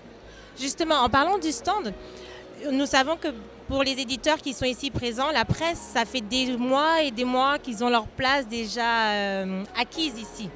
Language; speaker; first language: French; native; French